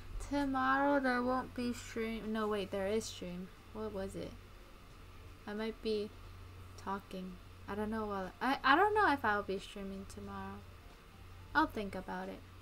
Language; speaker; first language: English; early bilingual, other home language; Japanese